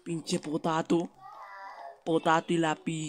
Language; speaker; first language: Spanish; native; Spanish